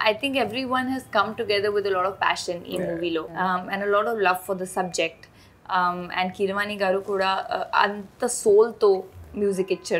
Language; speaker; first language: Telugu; non-native, fluent; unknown